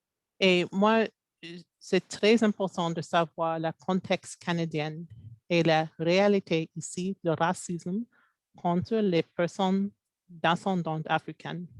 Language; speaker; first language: French; non-native, local second language; English